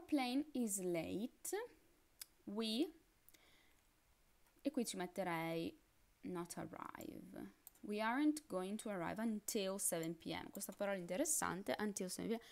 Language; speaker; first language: English; non-native, fluent; Italian